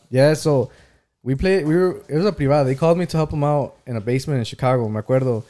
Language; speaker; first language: English; early bilingual, other home language; Spanish